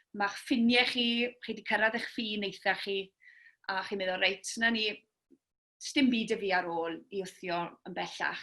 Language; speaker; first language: Welsh; native; Welsh